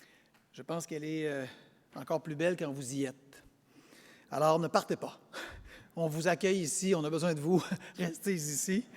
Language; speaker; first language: French; native; French